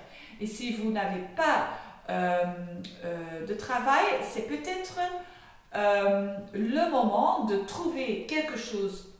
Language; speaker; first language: French; non-native, fluent; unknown